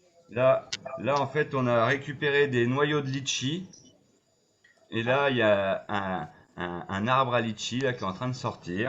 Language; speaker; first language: French; native; French